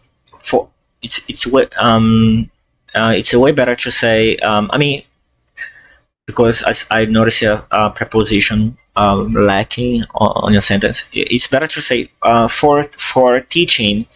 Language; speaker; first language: English; non-native, fluent; Portuguese